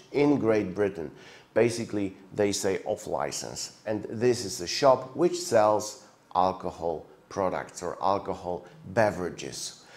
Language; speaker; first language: English; non-native, fluent; Polish